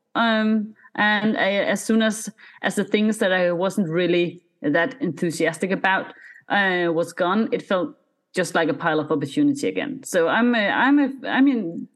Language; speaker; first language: English; non-native, fluent; Danish